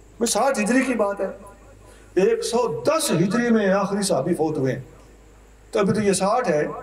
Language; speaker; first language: Urdu; non-native, local second language; Punjabi